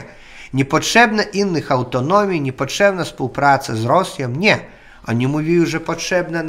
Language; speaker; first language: Polish; non-native, learner; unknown